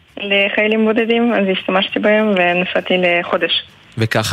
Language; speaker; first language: Hebrew; early bilingual, heritage; Hebrew